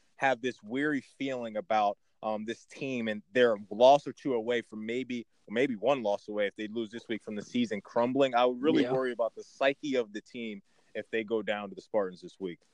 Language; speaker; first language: English; native; English